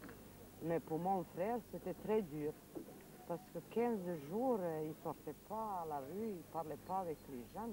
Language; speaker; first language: French; non-native, learner; Serbian